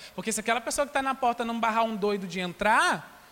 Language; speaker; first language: Portuguese; native; Portuguese